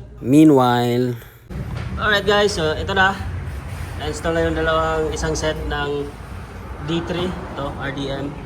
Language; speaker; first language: Filipino; non-native, local second language; Cebuano